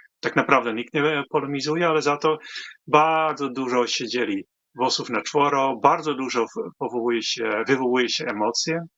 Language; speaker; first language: Polish; non-native, fluent; Dutch